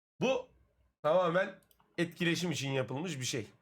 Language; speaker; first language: Turkish; native; Turkish